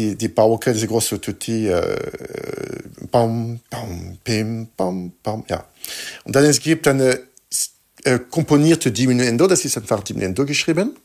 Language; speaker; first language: German; non-native, fluent; French